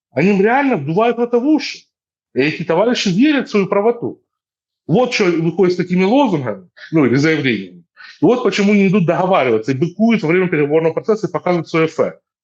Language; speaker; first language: Russian; native; Russian